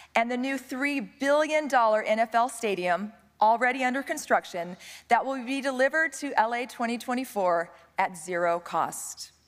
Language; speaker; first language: English; native; English